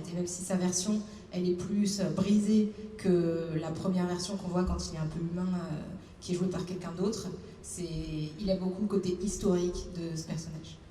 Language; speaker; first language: French; native; French